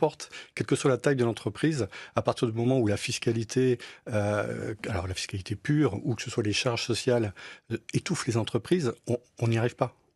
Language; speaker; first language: French; native; French